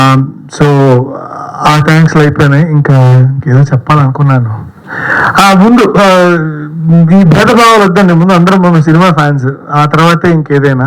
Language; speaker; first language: Telugu; native; Telugu